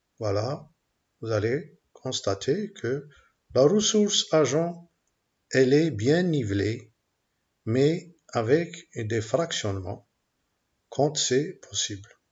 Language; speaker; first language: French; non-native, local second language; Arabic